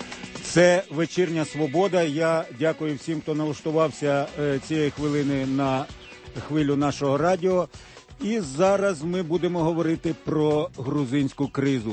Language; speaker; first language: Ukrainian; native; Ukrainian